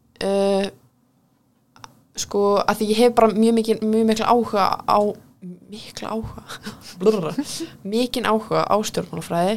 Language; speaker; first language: Icelandic; early bilingual, heritage; Icelandic